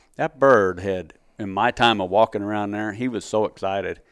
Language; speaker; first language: English; native; English